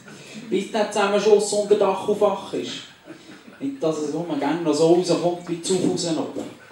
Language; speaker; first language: German; native; German